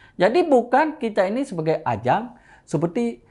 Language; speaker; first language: Indonesian; native; Indonesian